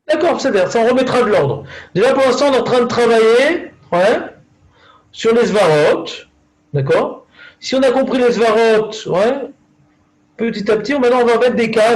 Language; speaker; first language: French; native; French